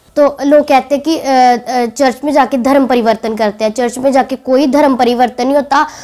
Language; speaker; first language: Hindi; native; Hindi